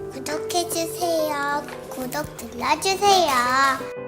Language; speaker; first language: Korean; early bilingual, heritage; Korean